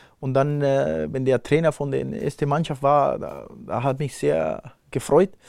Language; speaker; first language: German; non-native, fluent; Spanish